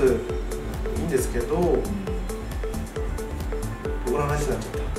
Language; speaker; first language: Japanese; native; Japanese